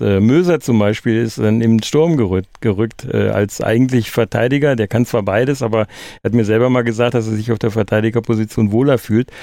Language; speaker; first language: German; native; German